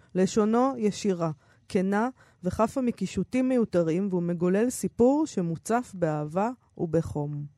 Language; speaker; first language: Hebrew; native; Hebrew